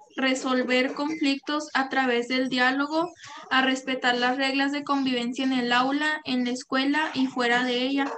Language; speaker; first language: Spanish; native; Spanish